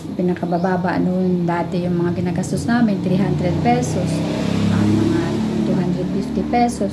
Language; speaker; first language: Filipino; non-native, local second language; Kinaray-a